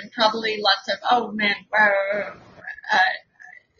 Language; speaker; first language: English; native; English